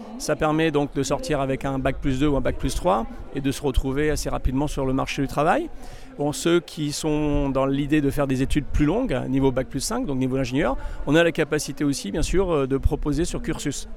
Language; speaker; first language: French; native; French